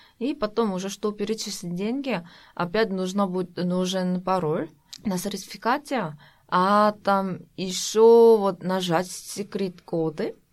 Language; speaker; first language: Russian; non-native, fluent; Korean